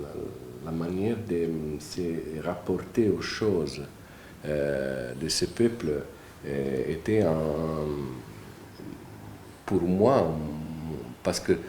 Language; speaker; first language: French; non-native, fluent; Italian